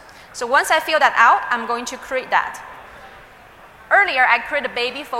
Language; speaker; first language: English; non-native, fluent; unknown